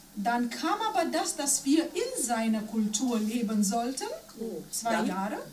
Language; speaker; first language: German; non-native, fluent; Macedonian